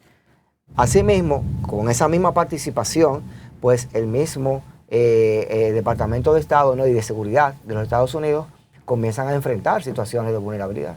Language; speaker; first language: Spanish; native; Spanish